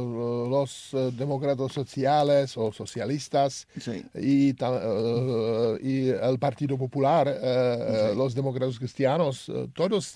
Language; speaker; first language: Spanish; non-native, learner; Czech